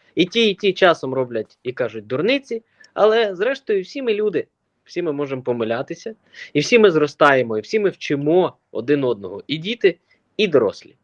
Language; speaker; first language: Ukrainian; native; Ukrainian